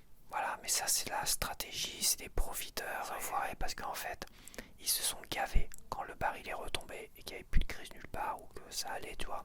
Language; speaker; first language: French; native; French